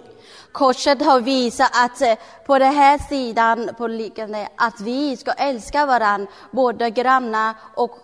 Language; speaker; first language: Swedish; non-native, learner; Thai